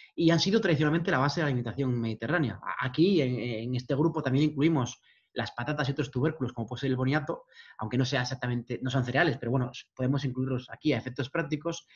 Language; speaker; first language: Spanish; native; Spanish